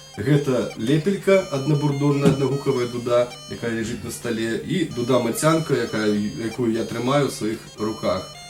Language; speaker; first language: Belarusian; native; Belarusian